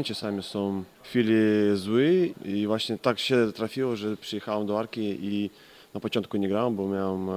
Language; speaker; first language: Polish; non-native, fluent; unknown